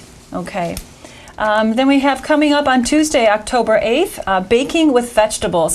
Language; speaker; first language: English; native; English